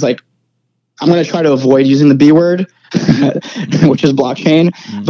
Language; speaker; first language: English; native; English